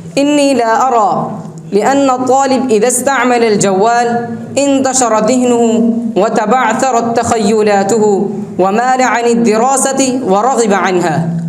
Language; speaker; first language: Arabic; non-native, learner; Urdu